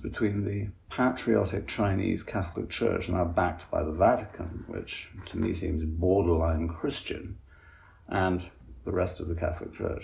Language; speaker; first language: English; native; English